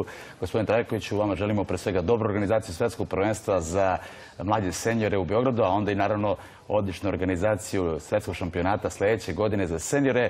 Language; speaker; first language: Serbian; native; Serbian